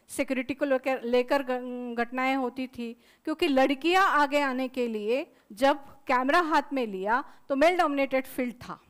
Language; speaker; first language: Hindi; non-native, local second language; Marathi